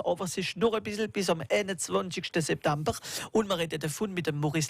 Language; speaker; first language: German; native; German